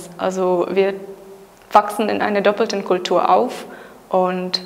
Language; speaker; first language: German; non-native, fluent; Czech